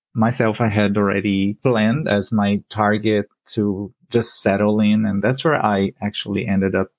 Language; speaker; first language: English; non-native, fluent; Portuguese